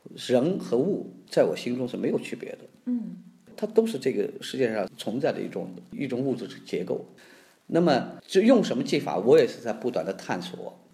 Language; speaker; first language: Chinese; native; Chinese